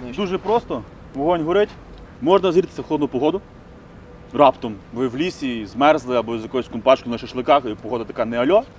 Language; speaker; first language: Ukrainian; native; Ukrainian